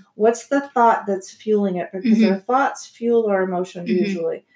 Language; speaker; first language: English; native; English